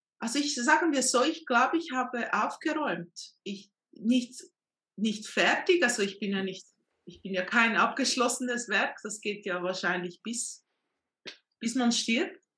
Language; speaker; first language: German; non-native, fluent; Portuguese